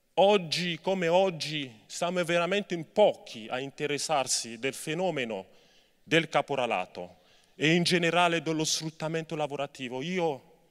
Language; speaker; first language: Italian; non-native, fluent; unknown